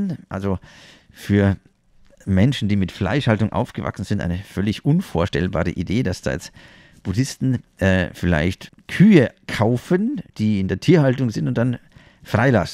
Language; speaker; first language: German; native; German